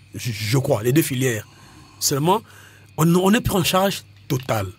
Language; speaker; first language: French; non-native, local second language; Lingala